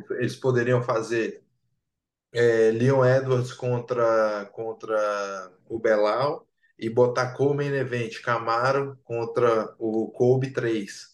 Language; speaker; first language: Portuguese; native; Portuguese